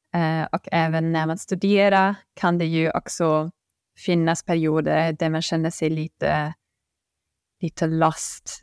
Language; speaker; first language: Swedish; non-native, fluent; German